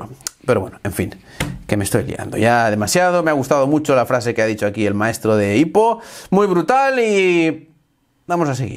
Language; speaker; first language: Spanish; native; Spanish